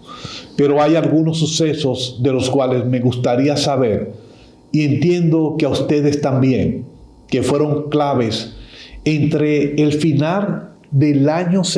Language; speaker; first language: Spanish; native; Spanish